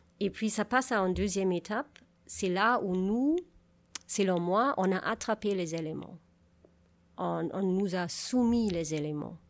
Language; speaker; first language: French; non-native, fluent; German